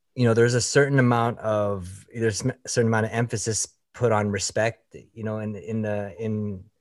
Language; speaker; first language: English; early bilingual, other home language; Filipino